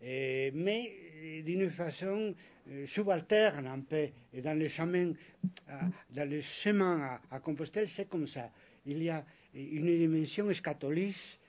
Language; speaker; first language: French; non-native, fluent; Spanish